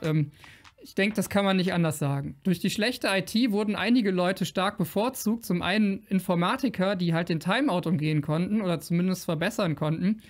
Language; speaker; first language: German; native; German